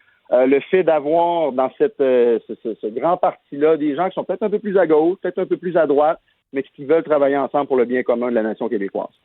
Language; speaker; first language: French; native; French